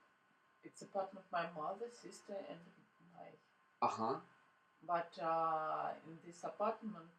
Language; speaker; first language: English; non-native, learner; Russian